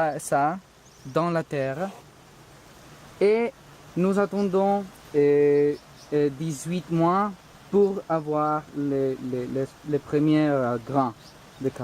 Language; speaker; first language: French; non-native, learner; Spanish